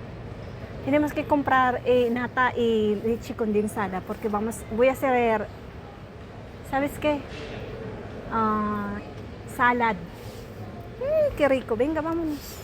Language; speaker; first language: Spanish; non-native, learner; Filipino